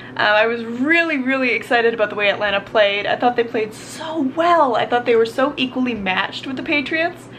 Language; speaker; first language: English; native; English